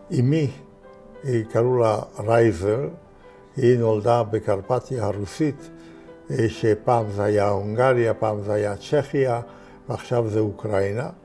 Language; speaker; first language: Hebrew; non-native, fluent; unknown